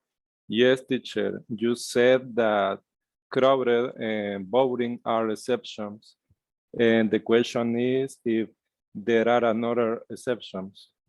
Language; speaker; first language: English; non-native, learner; Spanish